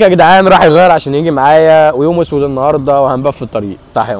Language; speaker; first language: Arabic; native; Arabic